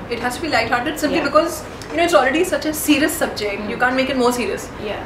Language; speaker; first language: English; non-native, local second language; Hindi